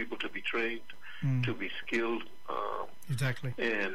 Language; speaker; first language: English; native; English